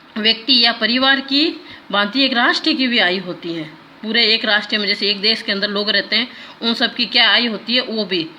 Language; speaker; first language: Hindi; native; Hindi